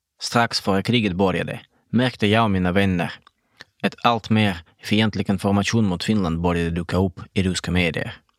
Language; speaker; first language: Swedish; non-native, fluent; Russian